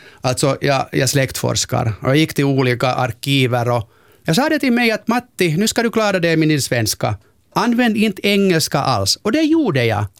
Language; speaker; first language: Swedish; non-native, local second language; Finnish